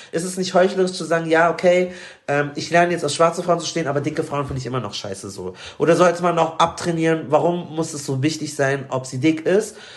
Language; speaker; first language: German; early bilingual, other home language; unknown